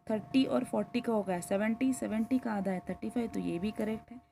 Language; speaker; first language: Hindi; non-native, local second language; Kannada